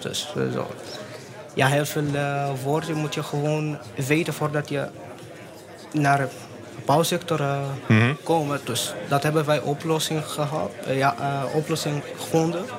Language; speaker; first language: Dutch; non-native, learner; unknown